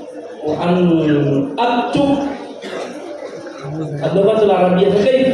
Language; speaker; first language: Arabic; non-native, fluent; Urdu